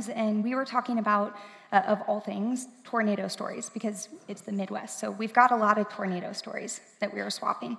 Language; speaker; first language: English; native; English